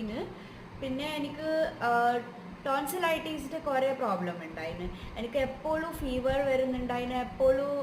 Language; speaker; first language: Malayalam; early bilingual, heritage; Malayalam